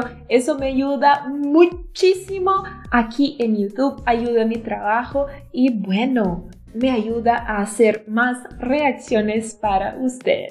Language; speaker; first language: Spanish; non-native, fluent; Portuguese